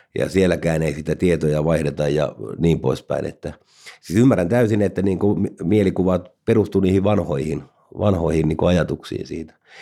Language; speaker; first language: Finnish; native; Finnish